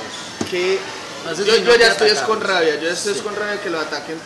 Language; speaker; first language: Spanish; native; Spanish